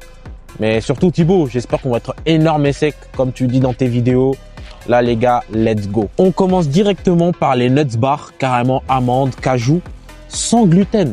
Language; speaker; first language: French; native; French